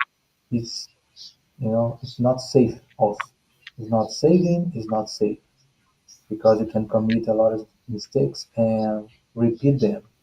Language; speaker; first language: English; non-native, fluent; Portuguese